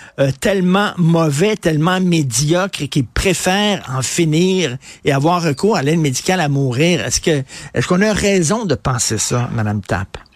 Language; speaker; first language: French; native; French